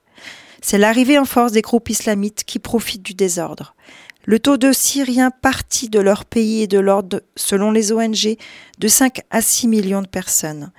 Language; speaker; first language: French; native; French